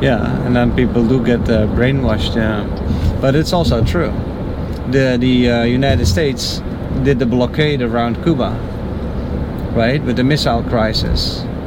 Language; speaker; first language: English; non-native, fluent; Dutch